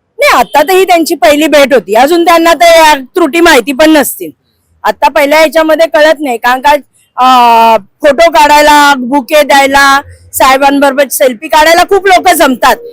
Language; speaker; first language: Marathi; non-native, local second language; Hindi